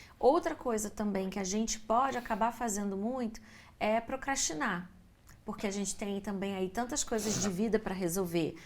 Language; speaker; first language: Portuguese; native; Portuguese